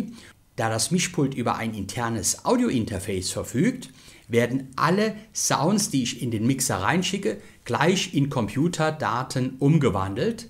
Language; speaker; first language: German; native; German